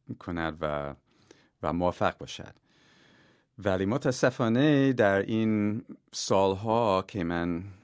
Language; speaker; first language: Persian; non-native, fluent; English